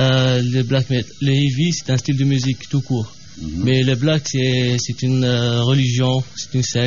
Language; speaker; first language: French; non-native, local second language; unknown